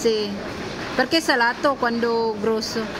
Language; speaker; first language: Italian; non-native, learner; Filipino